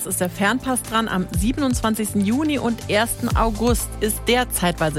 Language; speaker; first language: German; native; German